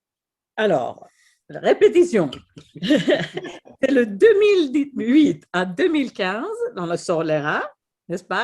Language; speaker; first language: French; non-native, fluent; Swedish